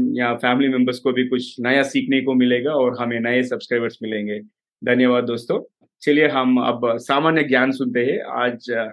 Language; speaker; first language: Hindi; non-native, local second language; Telugu